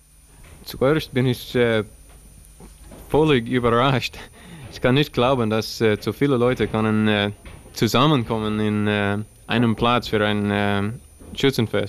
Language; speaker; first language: German; non-native, learner; English